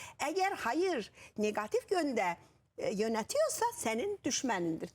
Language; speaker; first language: Turkish; non-native, fluent; Azerbaijani